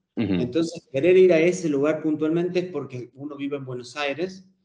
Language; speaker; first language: Spanish; native; Spanish